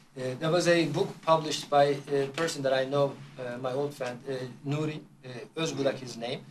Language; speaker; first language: English; non-native, fluent; Turkish